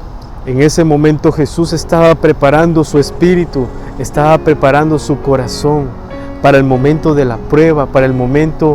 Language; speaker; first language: Spanish; native; Spanish